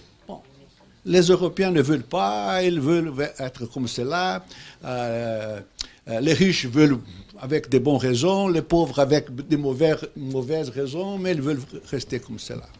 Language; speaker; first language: French; non-native, fluent; Portuguese